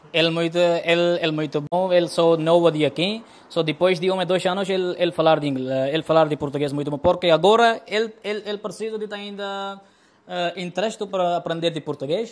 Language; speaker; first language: Portuguese; non-native, learner; Punjabi